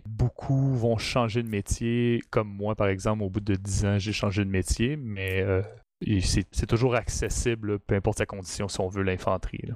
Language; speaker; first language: French; native; French